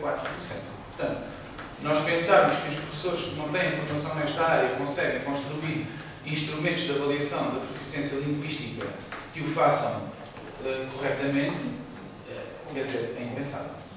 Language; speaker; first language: Portuguese; native; Portuguese